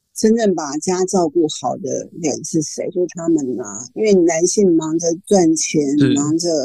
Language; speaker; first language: Chinese; non-native, local second language; Min Nan Chinese